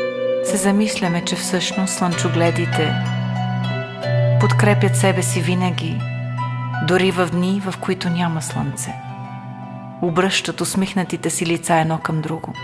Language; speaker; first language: Bulgarian; native; Bulgarian